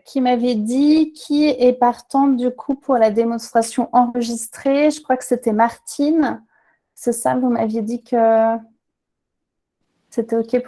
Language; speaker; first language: French; native; French